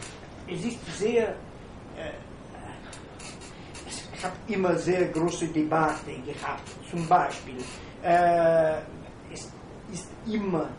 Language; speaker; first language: German; non-native, fluent; Italian